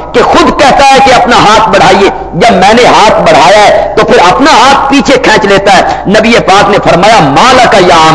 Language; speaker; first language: Urdu; non-native, local second language; Punjabi